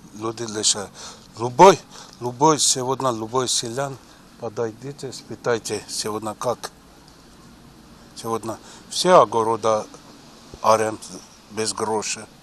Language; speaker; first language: Russian; non-native, learner; Armenian